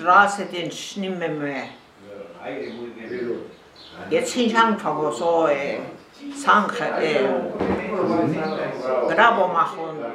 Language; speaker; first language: German; early bilingual, heritage; German